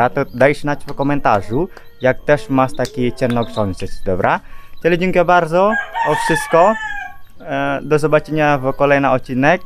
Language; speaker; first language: Polish; non-native, learner; Balinese